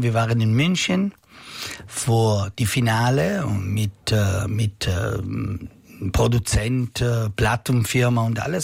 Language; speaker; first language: German; non-native, learner; Italian